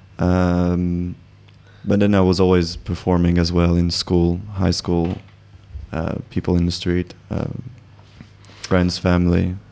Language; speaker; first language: English; non-native, fluent; French